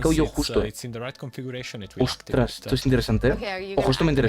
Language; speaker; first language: Spanish; native; Spanish